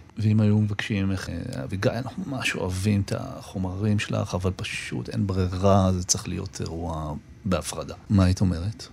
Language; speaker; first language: Hebrew; native; Hebrew